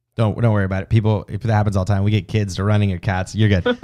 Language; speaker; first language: English; native; English